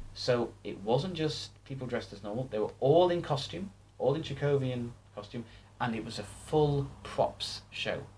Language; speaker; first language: English; native; English